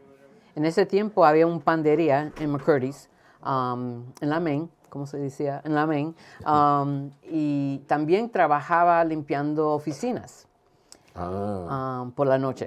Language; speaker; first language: Spanish; early bilingual, heritage; Spanish